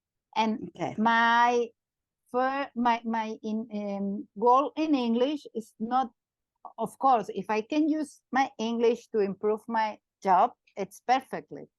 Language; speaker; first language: English; non-native, learner; Catalan